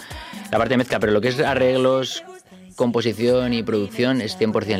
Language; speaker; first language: Spanish; native; Spanish